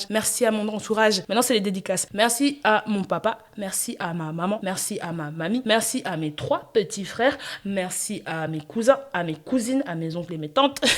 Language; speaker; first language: French; native; French